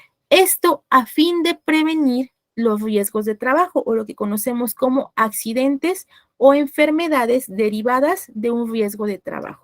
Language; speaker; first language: Spanish; native; Spanish